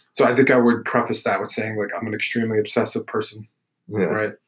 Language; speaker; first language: English; native; English